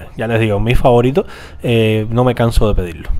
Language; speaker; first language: Spanish; native; Spanish